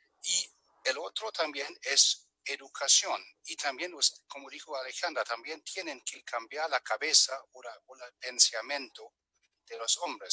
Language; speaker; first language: Spanish; non-native, fluent; German